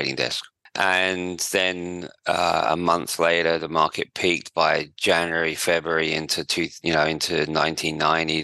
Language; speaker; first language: English; native; English